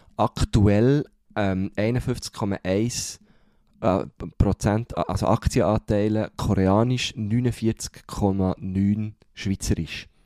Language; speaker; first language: German; native; German